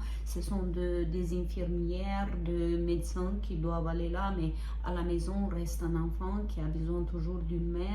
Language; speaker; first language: French; non-native, fluent; Ukrainian